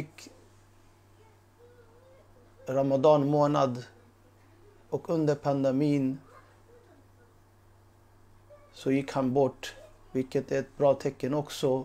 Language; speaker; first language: Swedish; early bilingual, other home language; Urdu